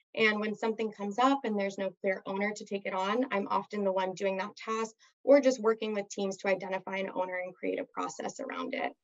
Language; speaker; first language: English; native; English